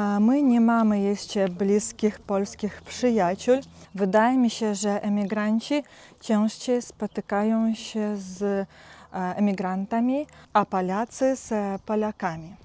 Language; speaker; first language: Polish; non-native, learner; Ukrainian